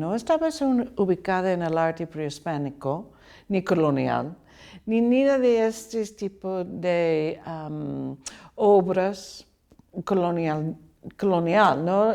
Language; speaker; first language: Spanish; non-native, learner; English